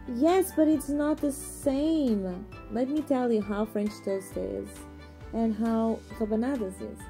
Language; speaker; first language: English; non-native, fluent; Portuguese